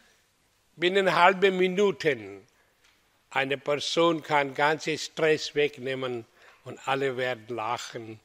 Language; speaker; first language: German; non-native, learner; Hindi